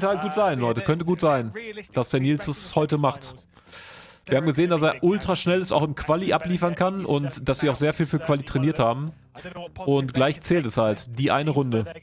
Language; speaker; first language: German; native; German